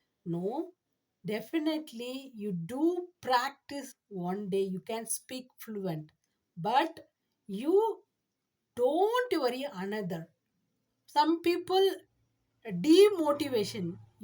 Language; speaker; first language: English; non-native, learner; Tamil